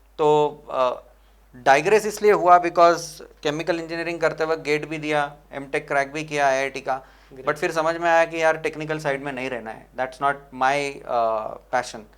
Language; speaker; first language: Hindi; non-native, local second language; Marwari